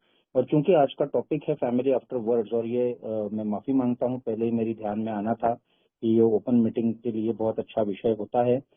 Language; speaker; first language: Hindi; native; Hindi